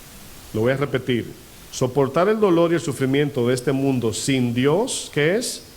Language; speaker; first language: Spanish; native; Spanish